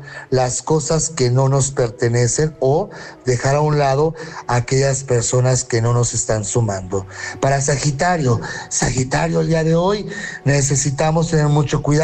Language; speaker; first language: Spanish; native; Spanish